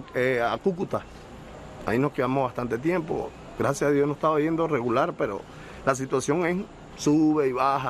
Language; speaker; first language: Spanish; native; Spanish